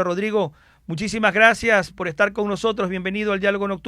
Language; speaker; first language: Spanish; native; Spanish